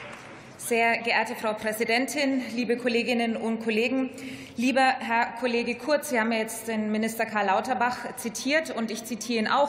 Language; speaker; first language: German; native; German